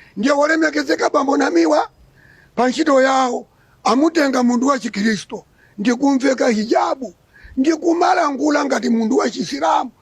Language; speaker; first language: Nyanja; non-native, local second language; Yao